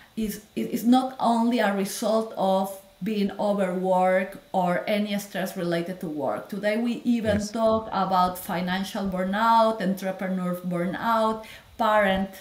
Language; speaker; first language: English; non-native, fluent; Spanish